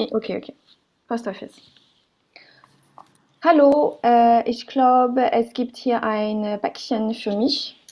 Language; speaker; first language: German; non-native, learner; French